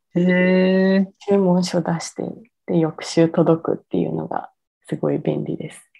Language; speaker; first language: Japanese; native; Japanese